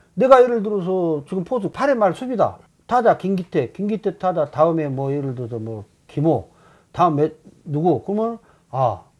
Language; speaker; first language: Korean; native; Korean